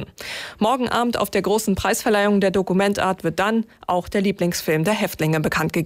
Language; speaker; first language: German; native; German